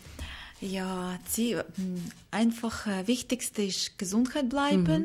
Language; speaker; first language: German; non-native, learner; Ukrainian